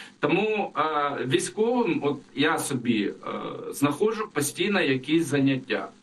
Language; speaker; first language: Ukrainian; non-native, local second language; Russian